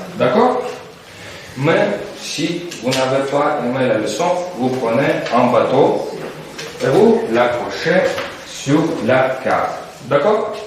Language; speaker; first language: French; non-native, fluent; Russian